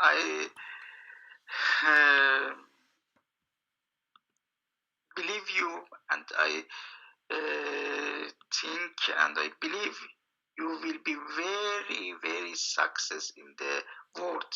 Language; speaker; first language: English; non-native, fluent; Persian